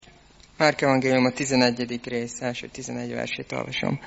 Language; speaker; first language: Hungarian; native; Hungarian